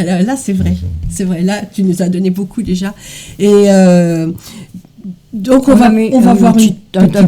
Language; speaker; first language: French; native; French